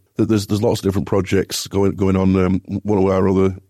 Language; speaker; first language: English; native; English